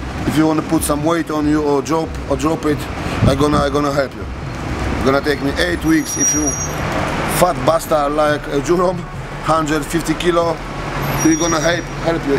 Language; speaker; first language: English; non-native, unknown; Polish